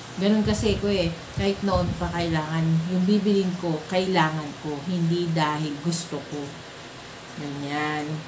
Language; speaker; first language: Filipino; native; Filipino